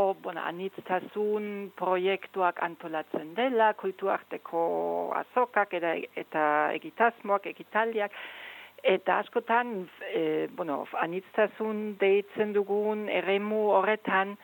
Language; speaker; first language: Basque; non-native, fluent; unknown